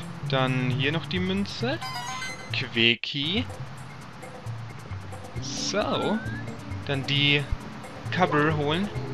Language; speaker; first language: German; native; German